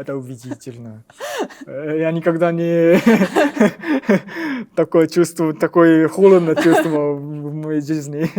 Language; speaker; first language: Russian; non-native, learner; Japanese